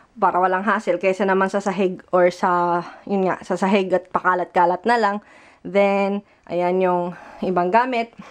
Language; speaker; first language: Filipino; native; Filipino